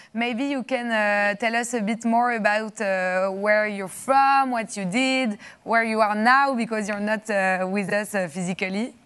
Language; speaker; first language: English; non-native, fluent; French